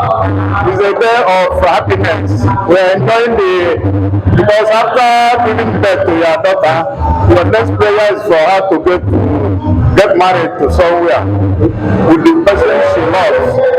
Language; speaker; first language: English; non-native, local second language; Igbo